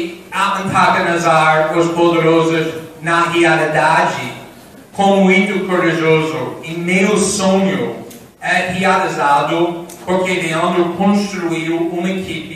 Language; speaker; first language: Portuguese; non-native, fluent; English